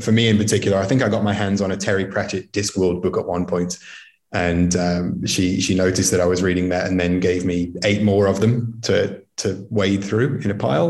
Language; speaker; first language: English; native; English